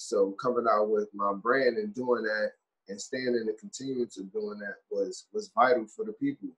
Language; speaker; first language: English; native; English